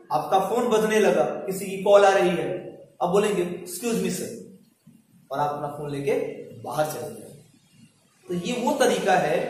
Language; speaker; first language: Hindi; native; Hindi